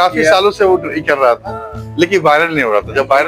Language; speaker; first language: Hindi; native; Hindi